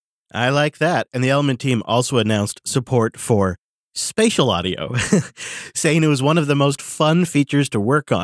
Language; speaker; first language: English; native; English